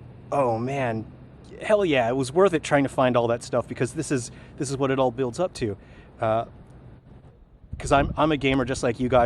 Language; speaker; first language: English; native; English